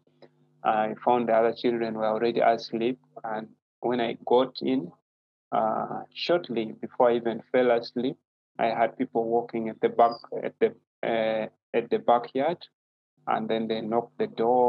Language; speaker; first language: English; non-native, local second language; Acoli